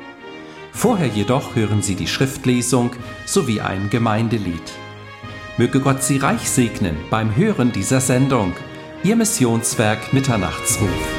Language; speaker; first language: German; native; German